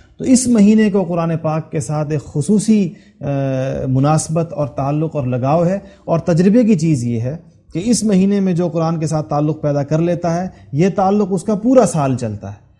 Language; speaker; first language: Urdu; non-native, local second language; Pashto